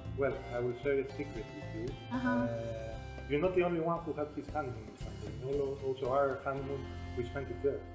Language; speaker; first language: English; non-native, fluent; Greek